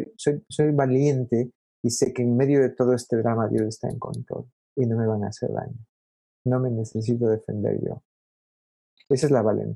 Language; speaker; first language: Spanish; native; Spanish